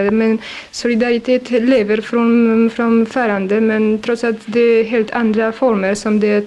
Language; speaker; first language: Swedish; non-native, fluent; Polish